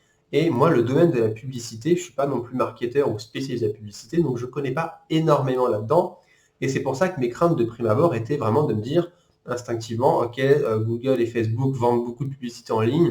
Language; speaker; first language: French; native; French